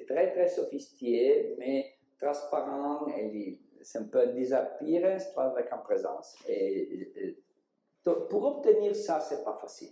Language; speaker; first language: French; non-native, learner; Italian